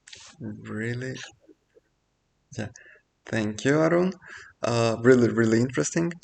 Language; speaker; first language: English; non-native, fluent; Russian